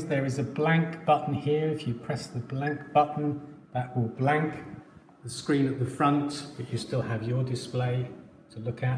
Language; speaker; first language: English; native; English